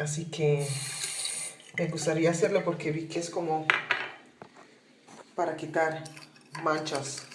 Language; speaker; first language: Spanish; non-native, fluent; Papiamento